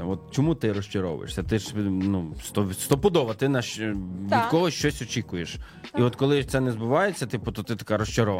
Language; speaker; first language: Ukrainian; native; Ukrainian